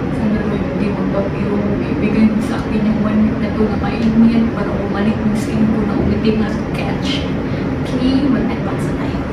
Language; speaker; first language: Filipino; non-native, local second language; Hiligaynon